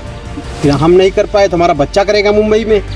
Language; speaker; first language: Hindi; native; Hindi